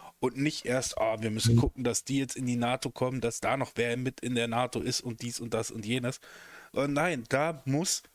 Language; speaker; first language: German; native; German